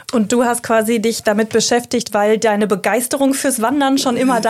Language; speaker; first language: German; native; German